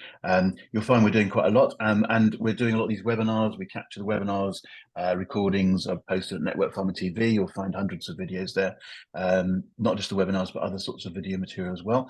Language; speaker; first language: English; native; English